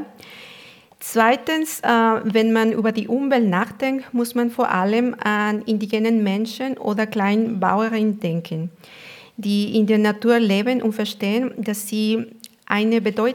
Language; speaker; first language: German; non-native, fluent; Spanish